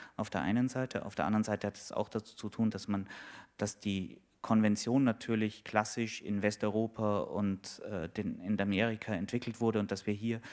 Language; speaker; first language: German; native; German